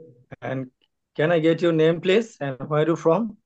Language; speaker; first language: English; non-native, learner; Bangla